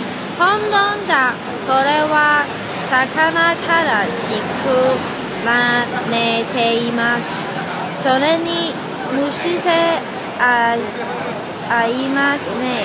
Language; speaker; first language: Japanese; non-native, learner; Cantonese